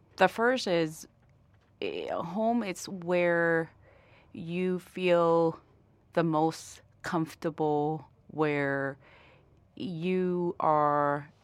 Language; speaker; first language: English; early bilingual, other home language; Vietnamese